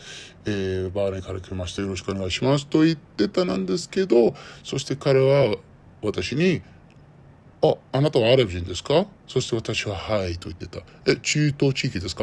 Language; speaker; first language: Japanese; non-native, learner; Arabic